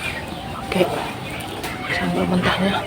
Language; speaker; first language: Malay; non-native, local second language; Sundanese